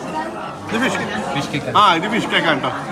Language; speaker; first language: Malayalam; native; Malayalam